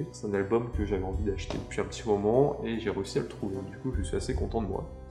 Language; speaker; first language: French; native; French